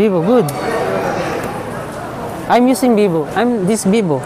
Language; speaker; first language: English; non-native, learner; Filipino